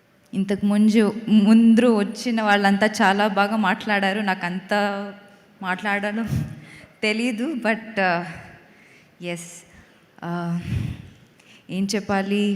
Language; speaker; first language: Telugu; non-native, fluent; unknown